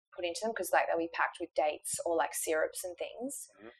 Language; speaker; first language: English; native; English